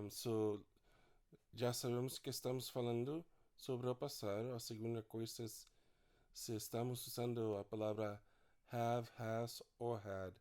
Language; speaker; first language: Portuguese; non-native, fluent; English